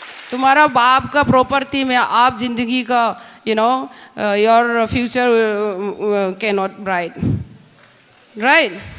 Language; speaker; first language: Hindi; non-native, local second language; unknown